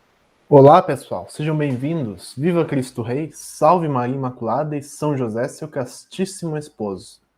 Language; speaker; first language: Portuguese; native; Portuguese